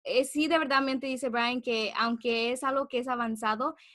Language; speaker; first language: Spanish; early bilingual, heritage; Spanish